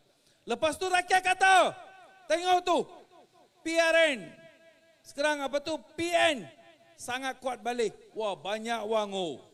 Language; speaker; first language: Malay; non-native, local second language; Tamil